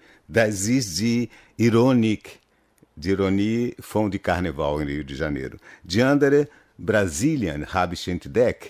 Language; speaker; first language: German; non-native, fluent; Portuguese